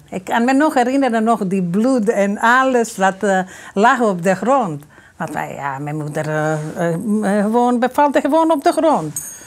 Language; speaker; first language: Dutch; non-native, fluent; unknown